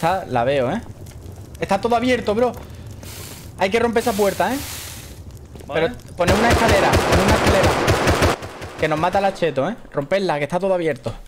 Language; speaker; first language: Spanish; native; Spanish